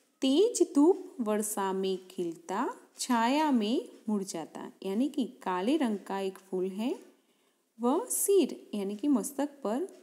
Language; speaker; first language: Hindi; non-native, local second language; Gujarati